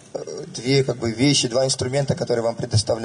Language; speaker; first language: Russian; native; Russian